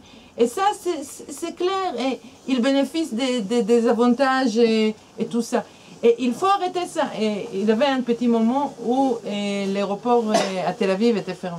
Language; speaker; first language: French; non-native, fluent; Hebrew